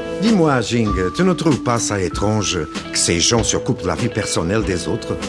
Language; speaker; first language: French; non-native, fluent; Portuguese